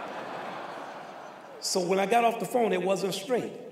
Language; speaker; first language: English; native; English